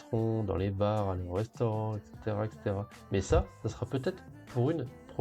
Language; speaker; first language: French; native; French